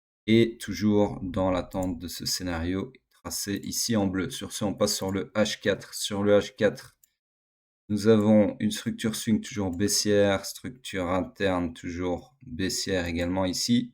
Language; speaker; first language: French; native; French